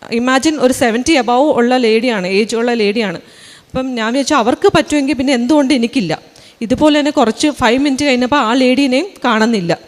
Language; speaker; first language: Malayalam; early bilingual, heritage; Malayalam